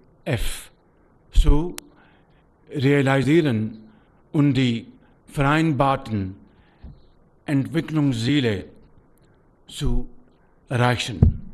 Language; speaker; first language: German; non-native, learner; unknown